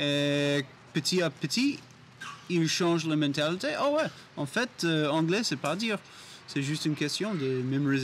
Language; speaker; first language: French; non-native, learner; English